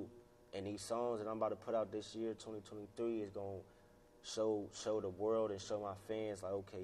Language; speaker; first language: English; native; English